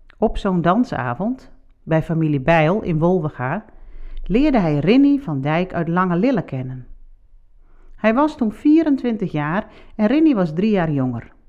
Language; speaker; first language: Dutch; non-native, local second language; Western Frisian